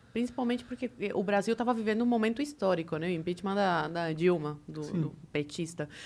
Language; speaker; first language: Portuguese; early bilingual, other home language; Spanish